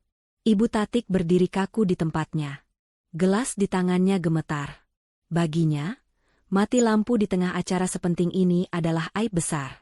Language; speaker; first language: Indonesian; native; Indonesian